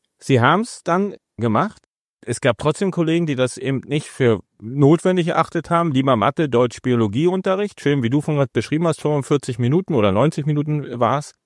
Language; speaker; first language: German; native; German